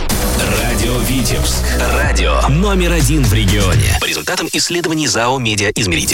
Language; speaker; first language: Russian; native; Russian